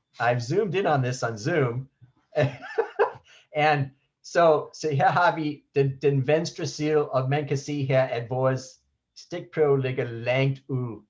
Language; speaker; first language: Danish; non-native, fluent; English